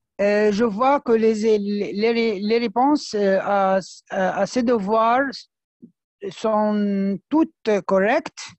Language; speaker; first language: French; non-native, fluent; Arabic